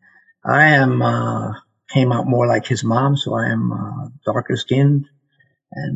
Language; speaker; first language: English; native; English